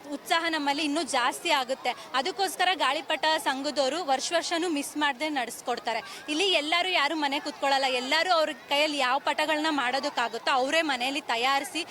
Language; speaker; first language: Kannada; native; Kannada